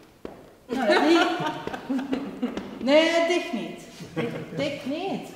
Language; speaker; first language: Dutch; native; Dutch